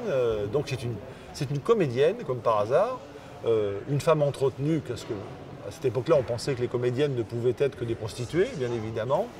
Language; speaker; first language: French; native; French